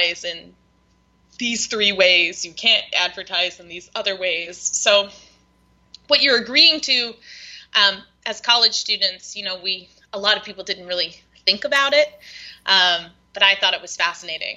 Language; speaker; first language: English; native; English